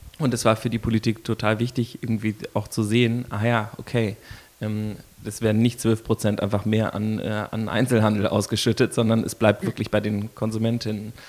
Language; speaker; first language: German; native; German